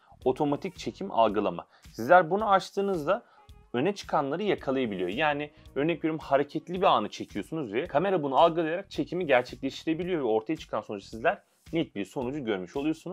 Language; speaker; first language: Turkish; native; Turkish